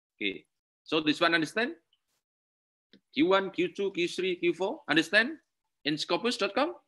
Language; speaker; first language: English; non-native, learner; Indonesian